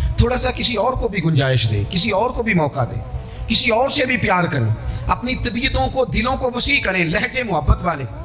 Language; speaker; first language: Urdu; non-native, local second language; Punjabi